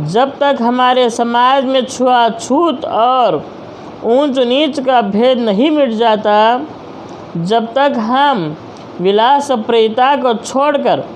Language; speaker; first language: Hindi; non-native, local second language; Telugu